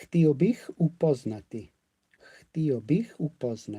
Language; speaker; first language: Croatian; non-native, learner; English